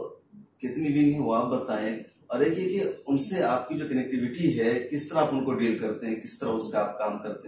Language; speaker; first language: Hindi; native; Hindi